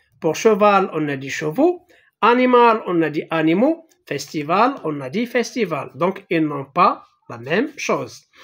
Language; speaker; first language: French; non-native, local second language; Arabic